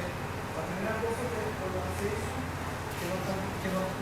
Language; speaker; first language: Spanish; non-native, learner; Portuguese